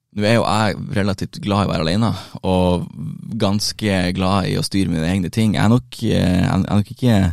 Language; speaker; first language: Norwegian; native; Norwegian